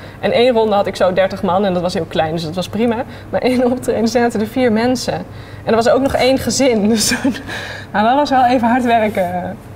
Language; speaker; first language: Dutch; native; Dutch